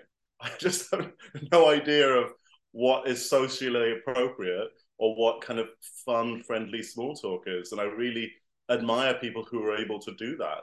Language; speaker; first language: English; native; English